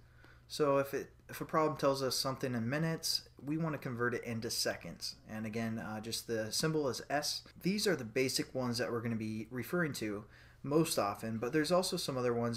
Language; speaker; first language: English; native; English